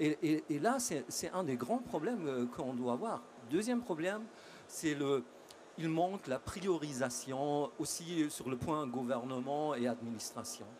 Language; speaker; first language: French; non-native, fluent; German